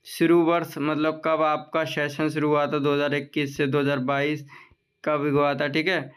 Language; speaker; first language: Hindi; native; Hindi